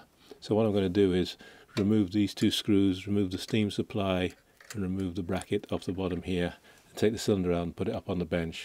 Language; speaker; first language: English; native; English